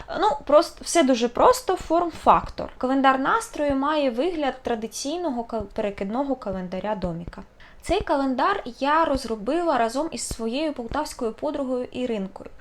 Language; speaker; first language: Ukrainian; non-native, local second language; Russian